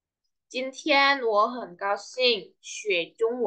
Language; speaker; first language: Chinese; non-native, fluent; Indonesian